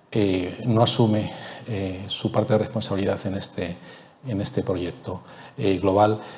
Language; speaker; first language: Spanish; native; Spanish